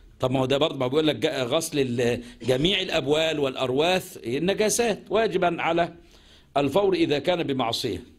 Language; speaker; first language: Arabic; native; Arabic